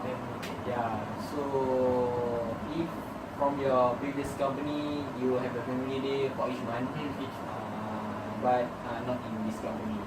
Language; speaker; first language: English; non-native, learner; Malay